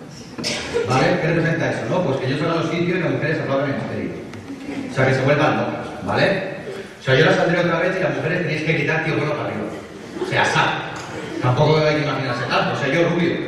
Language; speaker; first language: Spanish; native; Spanish